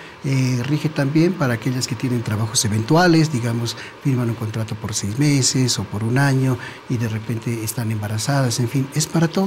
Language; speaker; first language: Spanish; native; Spanish